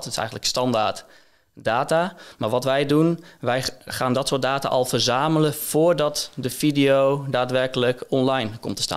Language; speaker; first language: Dutch; native; Dutch